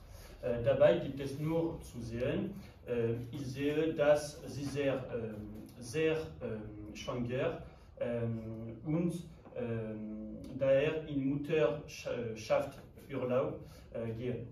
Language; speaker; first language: German; non-native, learner; French